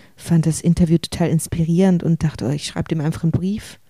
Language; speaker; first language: German; native; German